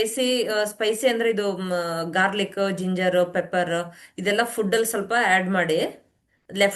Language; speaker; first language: Kannada; native; Kannada